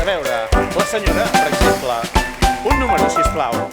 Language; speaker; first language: Catalan; native; Catalan